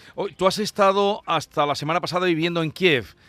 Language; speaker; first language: Spanish; native; Spanish